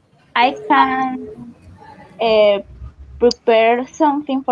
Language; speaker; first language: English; non-native, learner; Spanish